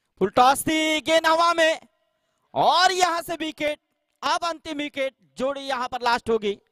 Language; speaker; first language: Hindi; non-native, local second language; Marathi